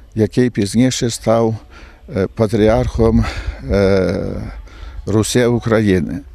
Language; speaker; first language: Ukrainian; native; Ukrainian